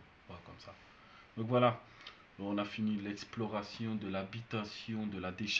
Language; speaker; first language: French; native; French